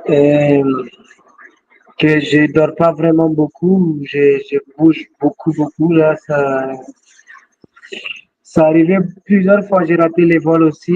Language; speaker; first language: French; non-native, local second language; Tamasheq